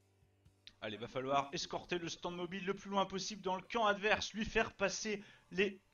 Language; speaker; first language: French; native; French